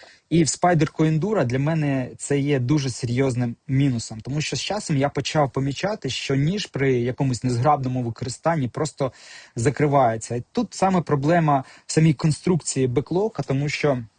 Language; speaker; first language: Ukrainian; native; Ukrainian